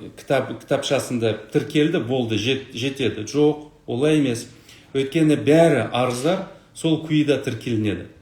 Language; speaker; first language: Kazakh; non-native, local second language; Russian